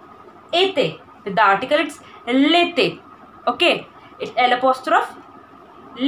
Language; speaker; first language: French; non-native, fluent; Hindi